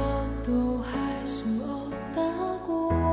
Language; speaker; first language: Korean; native; Korean